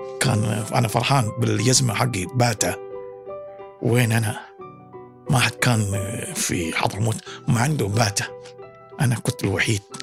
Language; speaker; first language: Arabic; early bilingual, other home language; Indonesian